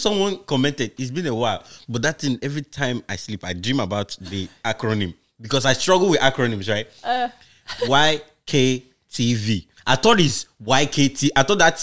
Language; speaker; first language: English; non-native, local second language; Igbo